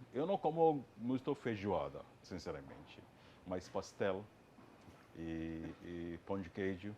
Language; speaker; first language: Portuguese; non-native, fluent; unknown